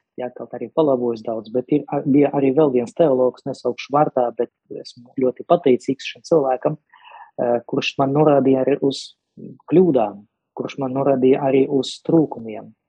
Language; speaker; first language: Latvian; non-native, local second language; Russian